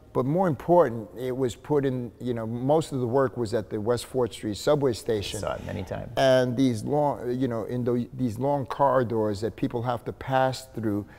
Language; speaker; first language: English; native; English